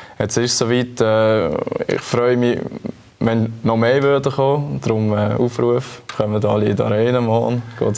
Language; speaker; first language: German; native; German